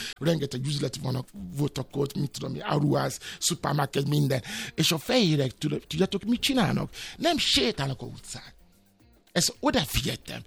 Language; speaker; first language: Hungarian; non-native, learner; Yoruba